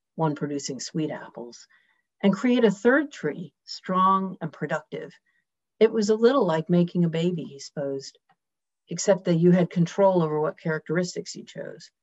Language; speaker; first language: English; native; English